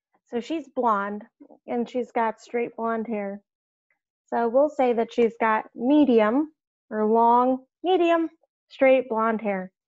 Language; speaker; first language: English; native; English